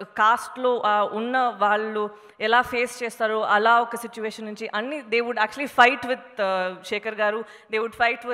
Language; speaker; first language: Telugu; non-native, fluent; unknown